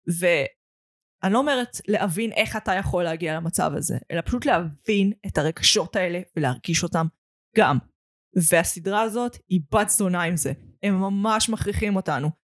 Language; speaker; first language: Hebrew; native; Hebrew